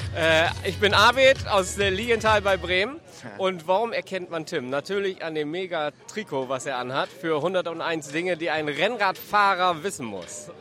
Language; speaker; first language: German; native; German